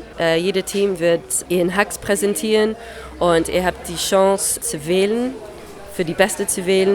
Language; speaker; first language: German; non-native, fluent; English